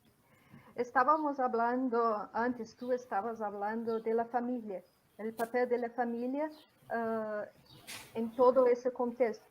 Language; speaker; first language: Spanish; non-native, fluent; Portuguese